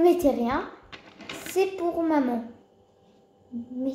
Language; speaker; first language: French; early bilingual, other home language; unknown